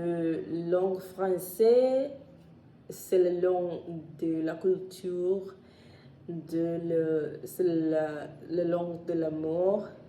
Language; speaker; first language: French; non-native, learner; Spanish